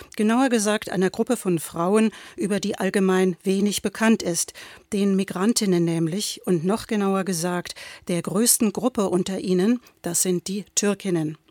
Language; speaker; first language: German; native; German